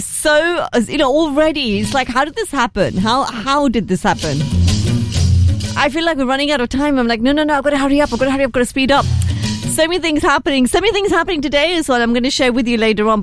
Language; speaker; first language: English; early bilingual, other home language; Hindi